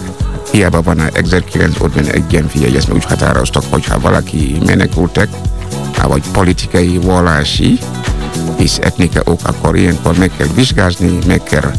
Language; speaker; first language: Hungarian; non-native, fluent; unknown